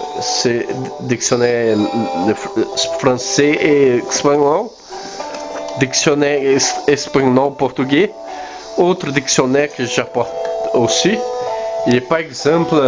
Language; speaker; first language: French; non-native, learner; Spanish